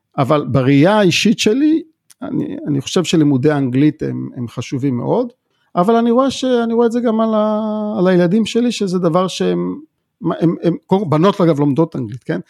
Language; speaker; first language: Hebrew; native; Hebrew